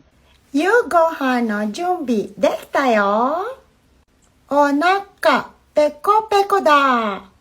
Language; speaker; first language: Japanese; non-native, fluent; Filipino